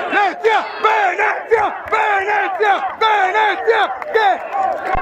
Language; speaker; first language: Italian; native; Italian